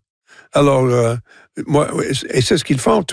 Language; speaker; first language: French; non-native, local second language; English